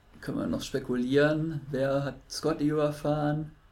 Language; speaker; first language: German; native; German